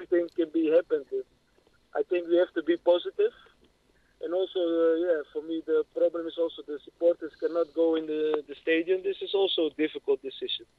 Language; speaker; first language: English; non-native, learner; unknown